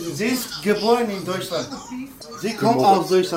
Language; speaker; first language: German; non-native, learner; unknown